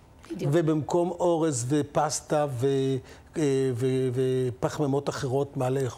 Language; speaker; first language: Hebrew; native; Hebrew